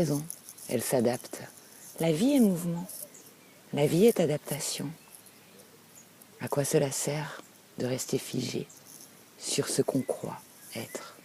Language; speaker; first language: French; native; French